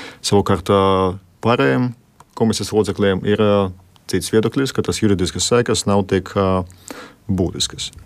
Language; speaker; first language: Latvian; non-native, local second language; Russian